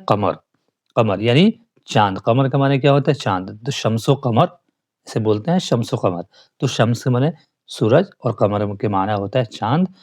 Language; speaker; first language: Urdu; native; Urdu